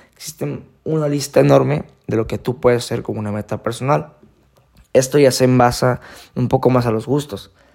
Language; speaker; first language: Spanish; native; Spanish